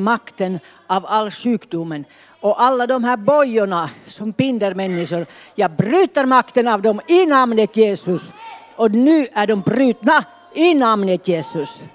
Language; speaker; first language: Swedish; non-native, fluent; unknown